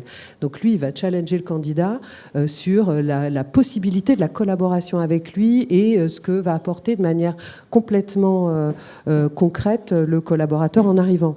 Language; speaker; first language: French; native; French